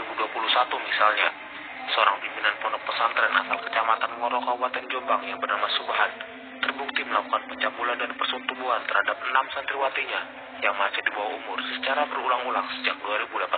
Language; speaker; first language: Indonesian; native; Indonesian